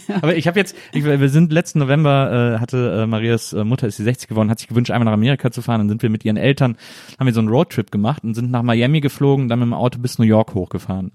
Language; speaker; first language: German; native; German